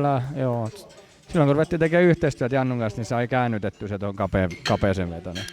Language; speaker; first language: Finnish; native; Finnish